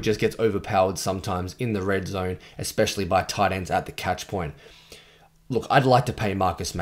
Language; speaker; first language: English; native; English